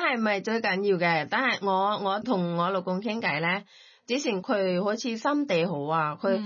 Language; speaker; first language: Cantonese; non-native, learner; Thai